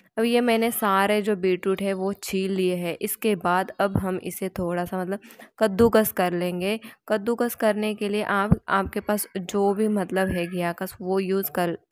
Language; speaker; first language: Hindi; non-native, local second language; Marathi